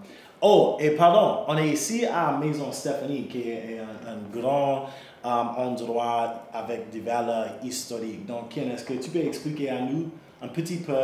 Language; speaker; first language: French; non-native, local second language; English